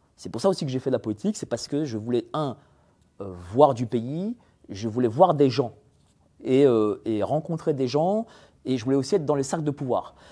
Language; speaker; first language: French; early bilingual, other home language; Polish